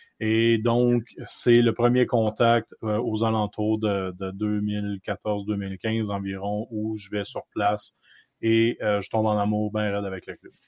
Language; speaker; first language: French; native; French